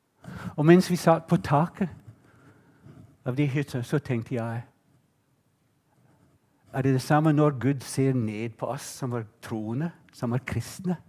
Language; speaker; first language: Norwegian; non-native, fluent; English